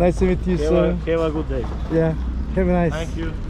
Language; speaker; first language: English; non-native, learner; Korean